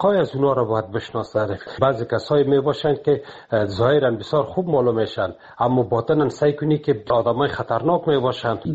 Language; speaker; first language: Persian; native; Persian